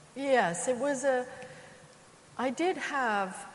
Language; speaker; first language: English; native; English